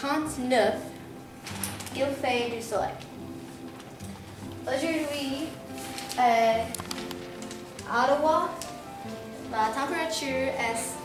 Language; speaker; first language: French; non-native, learner; English